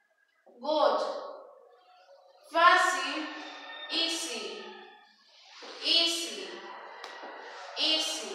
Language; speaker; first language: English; non-native, fluent; Spanish